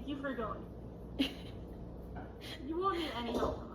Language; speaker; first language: English; native; English